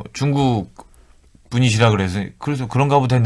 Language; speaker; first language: Korean; native; Korean